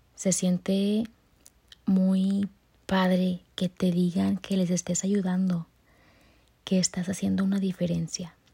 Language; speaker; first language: Spanish; early bilingual, heritage; Spanish